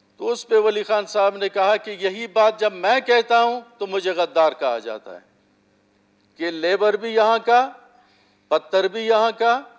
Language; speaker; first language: Urdu; non-native, local second language; Baluchi